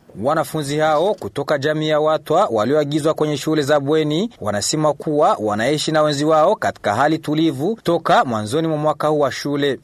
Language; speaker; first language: Swahili; non-native, local second language; Rundi